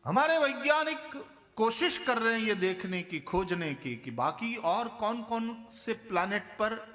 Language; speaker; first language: Hindi; non-native, local second language; Gujarati